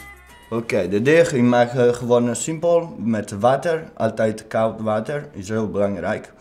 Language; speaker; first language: Dutch; non-native, learner; Italian